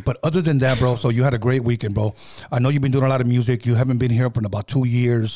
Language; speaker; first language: English; native; English